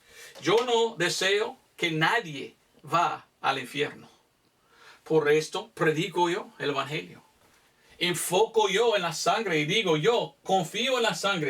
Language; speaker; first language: Spanish; non-native, fluent; English